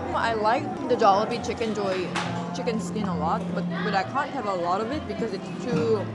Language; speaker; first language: English; non-native, local second language; Korean